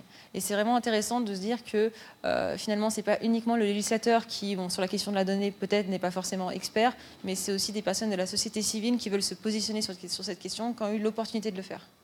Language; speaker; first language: French; native; French